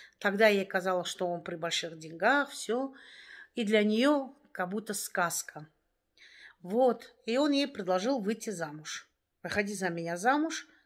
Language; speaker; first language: Russian; native; Russian